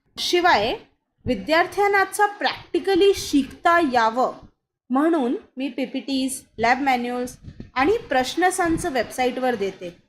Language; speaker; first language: Marathi; non-native, local second language; Hindi